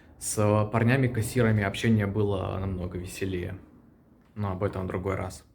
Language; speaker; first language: Russian; native; Russian